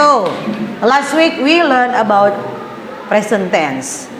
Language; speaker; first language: English; non-native, fluent; Indonesian